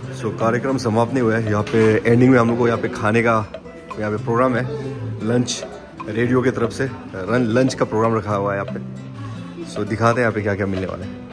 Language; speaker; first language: Hindi; non-native, local second language; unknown